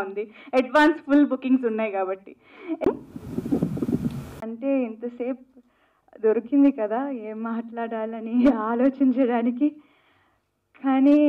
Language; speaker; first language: Telugu; non-native, fluent; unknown